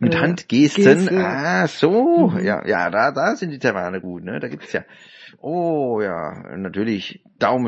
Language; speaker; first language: German; native; German